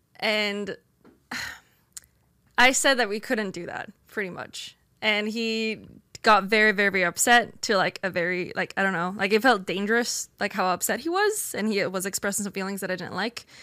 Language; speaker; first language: English; non-native, fluent; Swedish